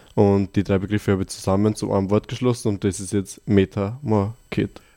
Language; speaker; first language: German; native; German